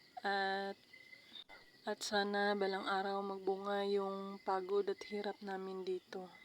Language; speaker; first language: Filipino; non-native, local second language; Cebuano